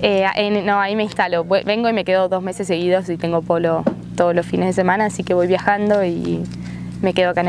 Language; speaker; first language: Spanish; native; Spanish